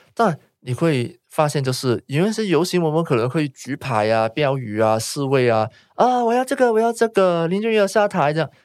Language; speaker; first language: Chinese; non-native, local second language; Cantonese